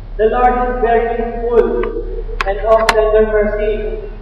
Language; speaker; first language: English; non-native, local second language; Filipino